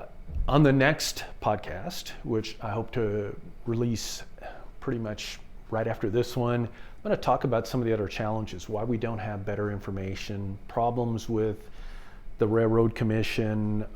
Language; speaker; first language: English; native; English